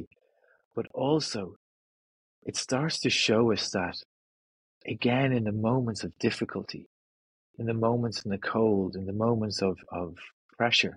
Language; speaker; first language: English; native; English